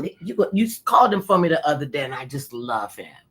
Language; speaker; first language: English; native; English